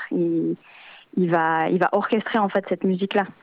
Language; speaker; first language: French; native; French